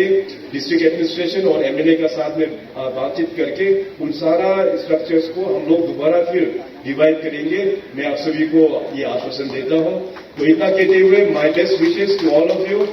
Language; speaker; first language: Hindi; non-native, local second language; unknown